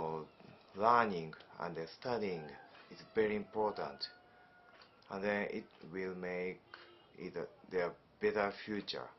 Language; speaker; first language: English; non-native, learner; Japanese